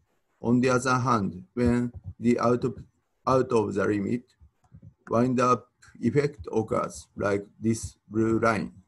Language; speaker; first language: English; non-native, fluent; Japanese